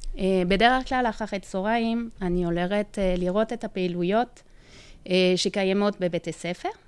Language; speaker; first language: Hebrew; non-native, fluent; French